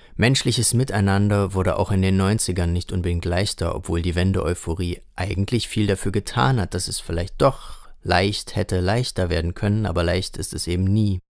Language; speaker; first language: German; native; German